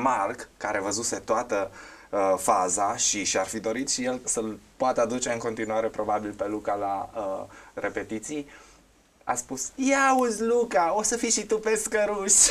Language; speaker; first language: Romanian; native; Romanian